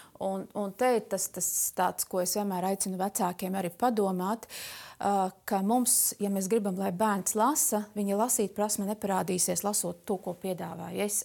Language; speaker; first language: Latvian; native; Latvian